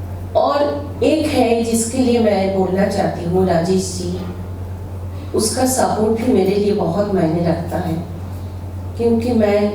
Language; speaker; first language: Hindi; non-native, local second language; Bangla